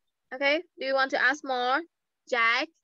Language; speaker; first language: English; non-native, fluent; Vietnamese